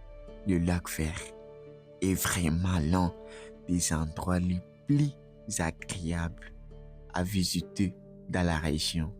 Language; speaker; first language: French; non-native, local second language; Swahili